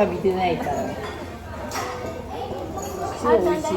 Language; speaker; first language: Japanese; native; Japanese